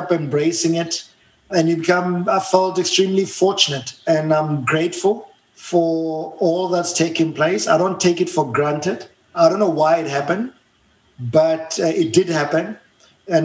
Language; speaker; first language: English; non-native, local second language; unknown